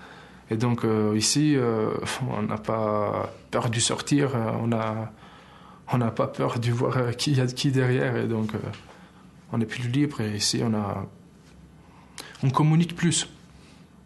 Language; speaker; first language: French; early bilingual, other home language; Albanian